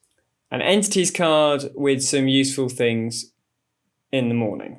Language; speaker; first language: English; native; English